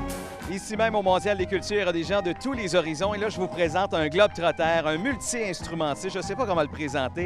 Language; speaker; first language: French; native; French